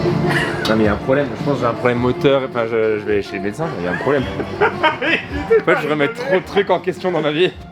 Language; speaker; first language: French; native; French